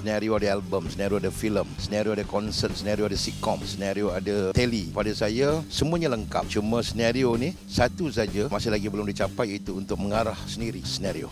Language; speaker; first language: Malay; native; Malay